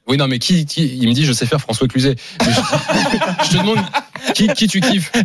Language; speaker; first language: French; native; French